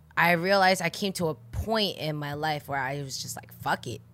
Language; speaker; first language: English; native; English